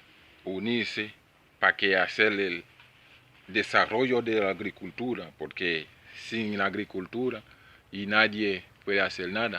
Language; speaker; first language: Spanish; non-native, learner; Haitian Creole